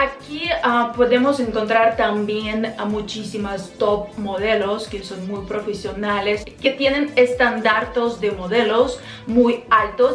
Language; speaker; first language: Spanish; non-native, fluent; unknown